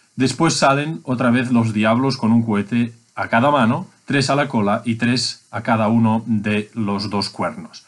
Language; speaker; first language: Spanish; non-native, local second language; Catalan